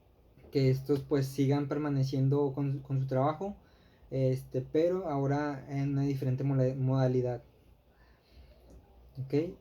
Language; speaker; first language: Spanish; native; Spanish